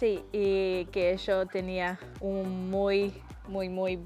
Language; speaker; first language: Spanish; non-native, learner; English